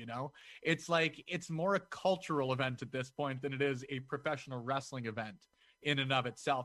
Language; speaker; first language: English; native; English